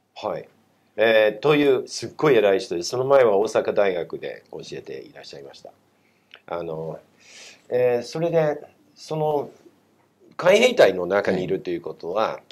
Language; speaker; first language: Japanese; non-native, fluent; English